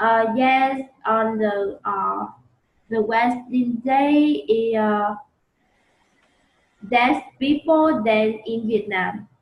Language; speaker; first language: English; non-native, learner; Vietnamese